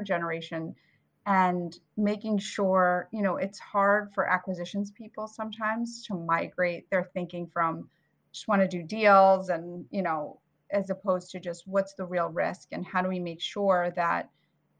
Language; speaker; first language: English; native; English